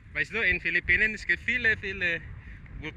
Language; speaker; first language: German; non-native, learner; Filipino